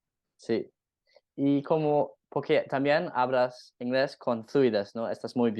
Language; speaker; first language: Spanish; non-native, learner; English